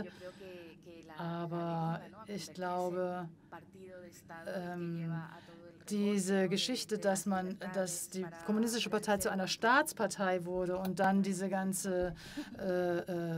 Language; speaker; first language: German; non-native, fluent; Spanish